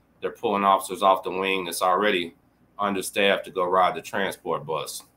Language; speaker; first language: English; native; English